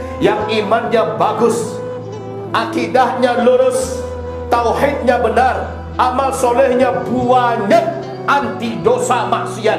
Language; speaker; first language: Indonesian; native; Indonesian